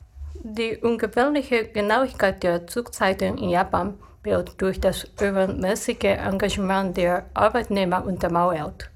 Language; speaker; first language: German; non-native, fluent; Japanese